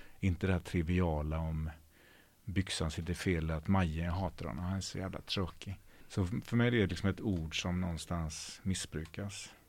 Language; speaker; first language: Swedish; native; Swedish